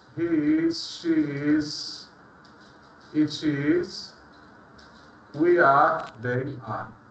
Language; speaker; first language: English; non-native, fluent; Portuguese